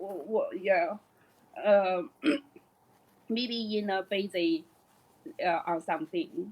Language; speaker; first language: English; non-native, learner; Chinese